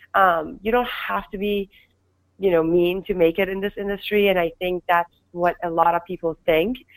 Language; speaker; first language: English; non-native, fluent; Persian